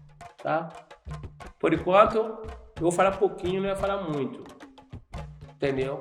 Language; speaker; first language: Portuguese; non-native, learner; Yoruba